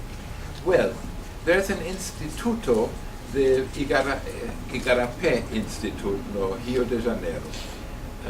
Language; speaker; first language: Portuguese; non-native, fluent; German